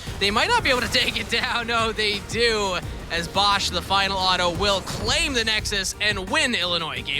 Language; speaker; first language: English; native; English